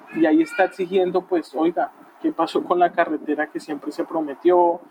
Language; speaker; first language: Spanish; native; Spanish